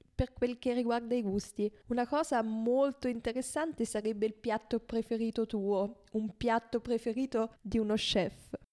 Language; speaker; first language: Italian; non-native, fluent; German